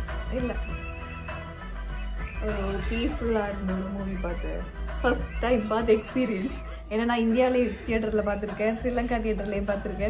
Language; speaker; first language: Tamil; native; Tamil